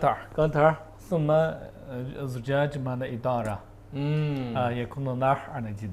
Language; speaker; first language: Arabic; non-native, learner; Chinese